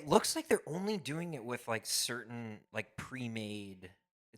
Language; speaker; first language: English; native; English